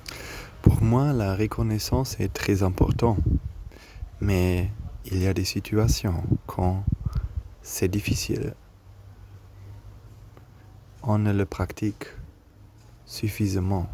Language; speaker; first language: French; non-native, learner; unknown